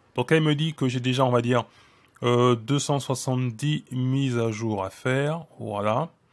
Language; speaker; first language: French; native; French